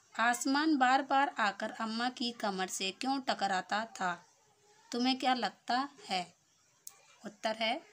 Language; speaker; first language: Hindi; native; Hindi